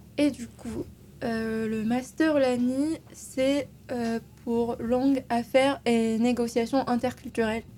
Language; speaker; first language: French; native; French